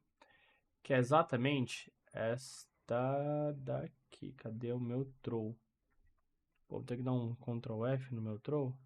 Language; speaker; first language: Portuguese; native; Portuguese